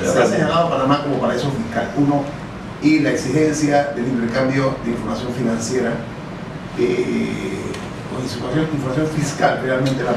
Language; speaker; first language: Spanish; native; Spanish